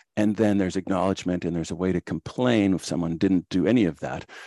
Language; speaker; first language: English; native; English